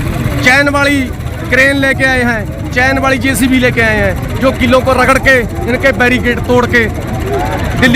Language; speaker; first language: Hindi; non-native, local second language; Punjabi